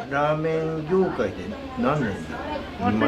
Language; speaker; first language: Japanese; native; Japanese